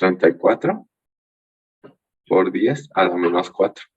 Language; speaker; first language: Spanish; native; Spanish